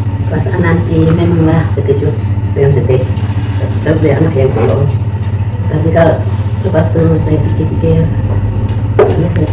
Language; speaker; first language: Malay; non-native, local second language; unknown